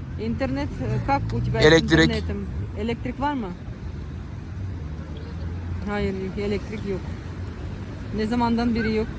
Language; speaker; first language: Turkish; non-native, learner; Russian